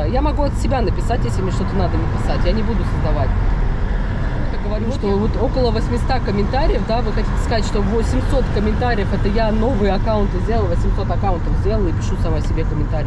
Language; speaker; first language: Russian; native; Russian